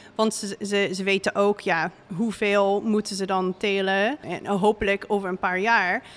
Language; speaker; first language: Dutch; non-native, fluent; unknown